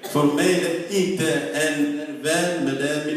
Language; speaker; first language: Swedish; non-native, fluent; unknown